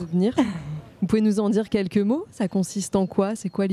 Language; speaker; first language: French; native; French